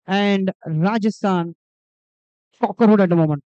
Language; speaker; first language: English; non-native, local second language; Marathi